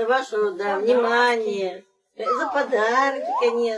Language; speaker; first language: Russian; native; Russian